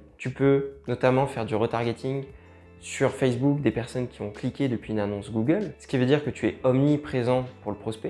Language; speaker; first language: French; native; French